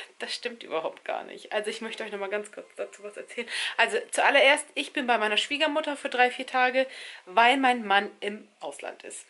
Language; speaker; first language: German; early bilingual, other home language; Turkish